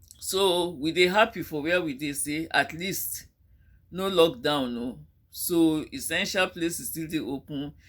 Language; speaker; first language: Nigerian Pidgin; non-native, local second language; Yoruba